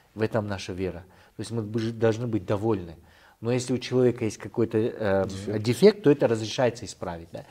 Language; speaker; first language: Russian; non-native, local second language; Kyrgyz